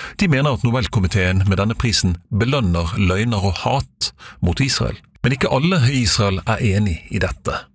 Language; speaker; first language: Norwegian; native; Norwegian